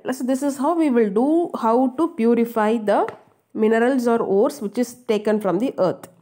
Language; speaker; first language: English; non-native, local second language; Tamil